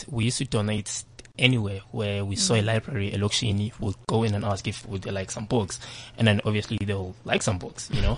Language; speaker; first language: English; non-native, local second language; Zulu